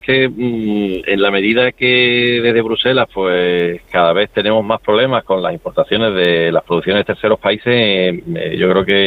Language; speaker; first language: Spanish; native; Spanish